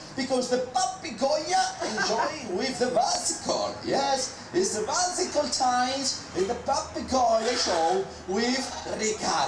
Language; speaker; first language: English; non-native, learner; Spanish